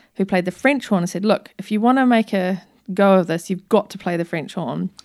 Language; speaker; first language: English; native; English